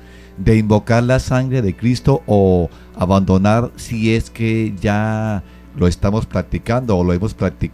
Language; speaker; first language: Spanish; native; Spanish